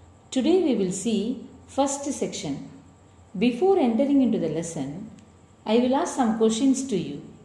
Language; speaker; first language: English; non-native, local second language; Tamil